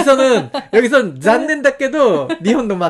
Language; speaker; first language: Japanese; non-native, learner; Korean